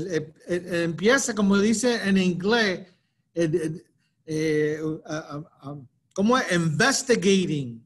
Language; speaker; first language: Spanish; early bilingual, heritage; Spanish